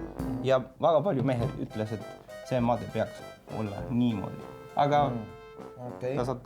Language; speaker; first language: Estonian; non-native, learner; Spanish